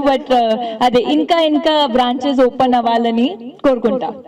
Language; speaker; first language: Telugu; non-native, local second language; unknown